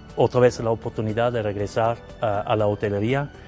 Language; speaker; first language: Spanish; non-native, fluent; Swiss German